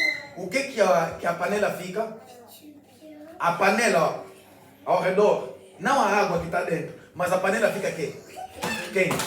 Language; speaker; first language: Portuguese; non-native, fluent; Lingala